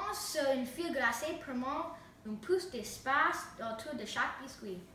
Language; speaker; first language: French; non-native, learner; English